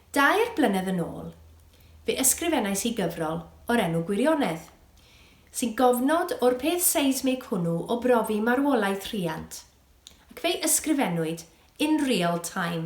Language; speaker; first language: Welsh; native; Welsh